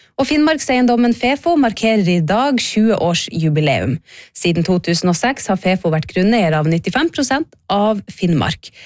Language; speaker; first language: Norwegian; native; Norwegian